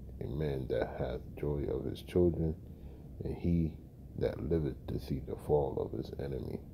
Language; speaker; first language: English; native; English